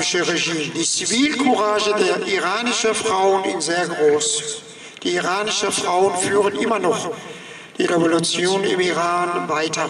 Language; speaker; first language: German; non-native, fluent; Persian